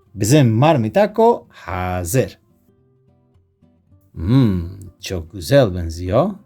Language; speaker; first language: Turkish; non-native, learner; Spanish